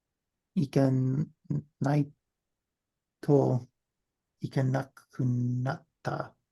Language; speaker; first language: Japanese; non-native, learner; English